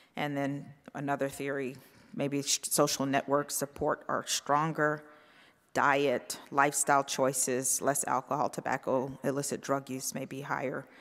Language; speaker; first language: English; native; English